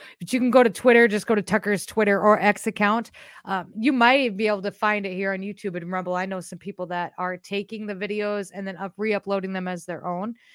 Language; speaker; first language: English; native; English